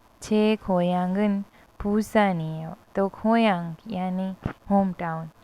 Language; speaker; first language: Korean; non-native, fluent; Hindi